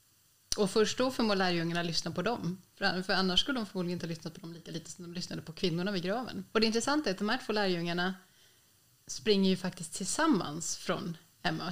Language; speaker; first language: Swedish; native; Swedish